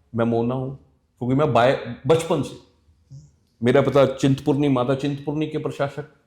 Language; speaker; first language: Hindi; non-native, local second language; Punjabi